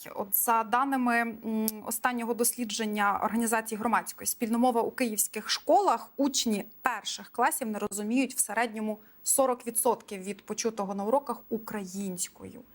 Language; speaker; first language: Ukrainian; native; Ukrainian